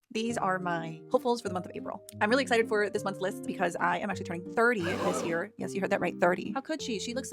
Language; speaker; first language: English; native; English